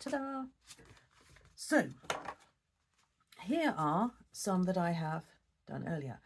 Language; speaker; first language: English; native; English